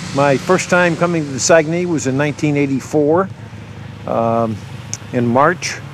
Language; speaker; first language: English; native; English